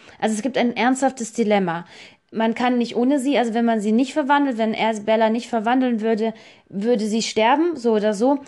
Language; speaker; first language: German; non-native, fluent; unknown